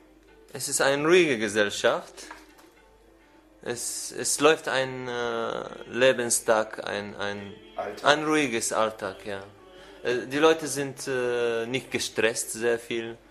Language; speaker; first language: German; non-native, learner; Bulgarian